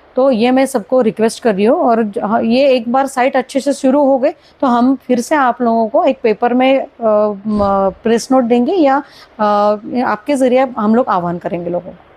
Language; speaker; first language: Hindi; non-native, local second language; Marathi